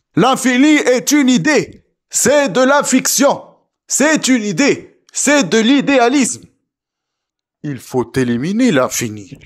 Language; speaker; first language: French; non-native, local second language; Arabic